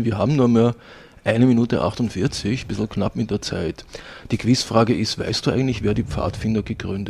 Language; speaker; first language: German; native; German